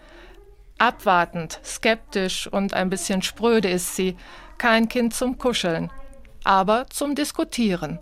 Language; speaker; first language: German; native; German